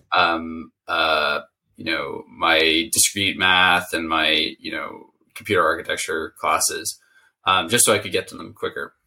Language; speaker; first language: English; native; English